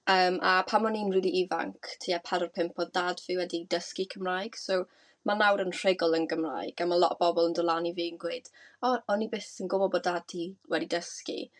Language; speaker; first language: Welsh; native; Welsh